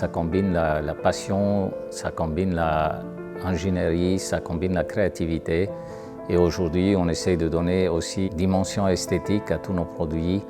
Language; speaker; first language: French; non-native, fluent; Romanian